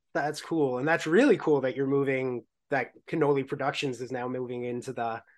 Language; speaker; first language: English; native; English